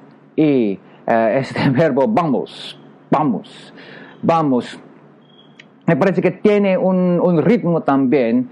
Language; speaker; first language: Spanish; non-native, learner; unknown